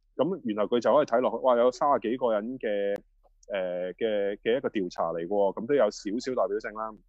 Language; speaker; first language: Cantonese; native; Cantonese